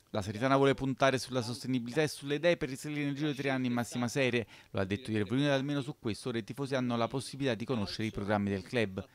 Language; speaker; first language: Italian; native; Italian